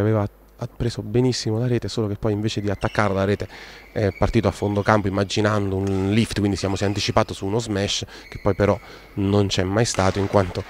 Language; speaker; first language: Italian; native; Italian